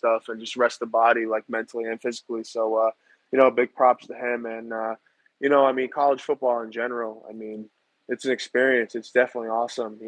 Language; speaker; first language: English; native; English